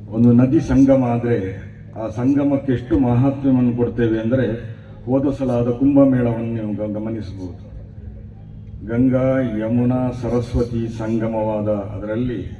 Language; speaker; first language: Kannada; non-native, local second language; Tulu